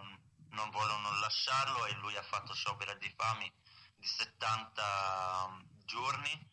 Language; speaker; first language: Italian; non-native, learner; Arabic